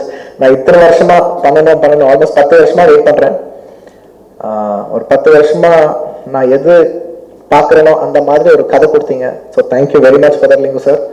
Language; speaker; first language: Tamil; non-native, local second language; Telugu